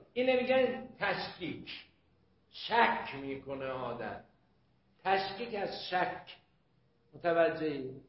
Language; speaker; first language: Persian; non-native, local second language; Azerbaijani